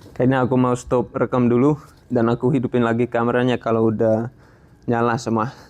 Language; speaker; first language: Indonesian; non-native, fluent; Dutch